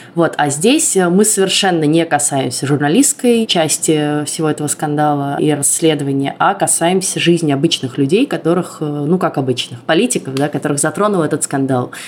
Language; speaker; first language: Russian; native; Russian